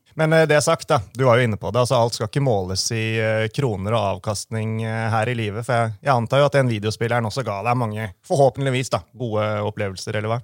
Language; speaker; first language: Norwegian; native; Norwegian